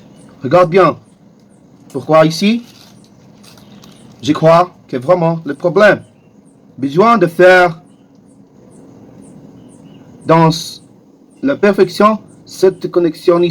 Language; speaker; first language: French; non-native, learner; Portuguese